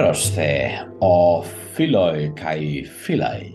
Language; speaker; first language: Greek; non-native, learner; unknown